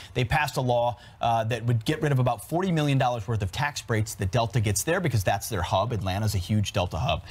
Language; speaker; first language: English; native; English